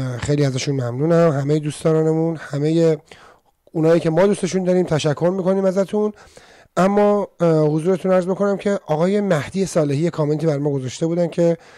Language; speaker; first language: Persian; native; Persian